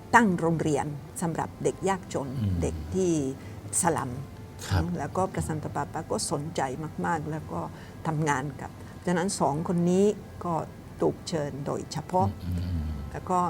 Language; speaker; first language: Thai; non-native, fluent; Spanish